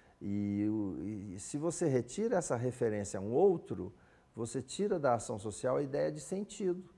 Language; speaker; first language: Portuguese; native; Portuguese